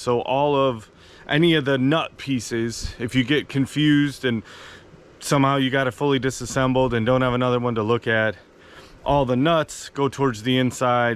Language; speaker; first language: English; native; English